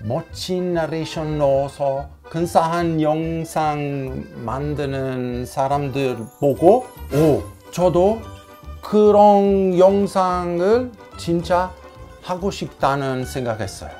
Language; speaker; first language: Korean; non-native, learner; Italian